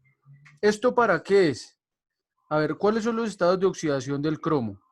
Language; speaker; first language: Spanish; native; Spanish